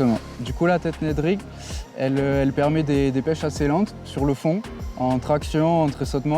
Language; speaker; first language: French; native; French